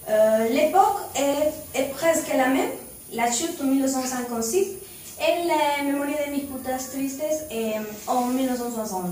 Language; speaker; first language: French; non-native, learner; Spanish